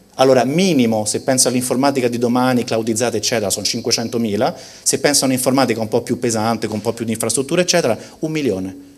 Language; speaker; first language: Italian; early bilingual, heritage; Italian